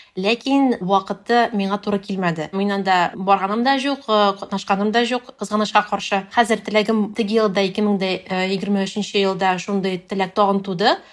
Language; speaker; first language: Tatar; non-native, local second language; Russian